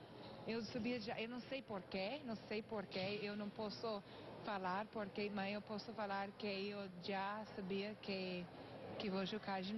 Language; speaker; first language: Portuguese; non-native, learner; English